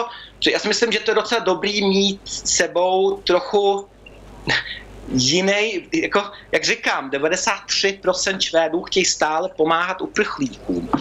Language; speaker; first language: Czech; early bilingual, heritage; Czech